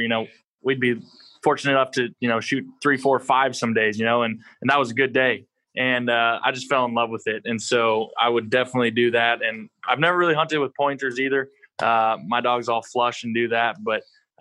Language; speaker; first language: English; native; English